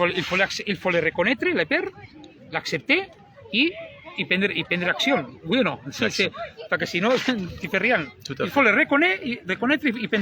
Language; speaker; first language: French; non-native, learner; Spanish